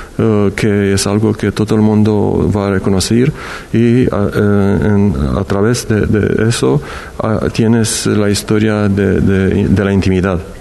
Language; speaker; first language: Spanish; non-native, learner; Romanian